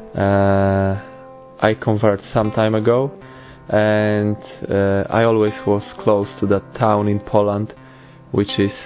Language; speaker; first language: English; non-native, fluent; Polish